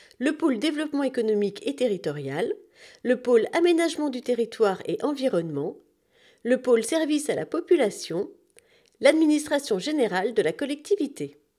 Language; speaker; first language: French; native; French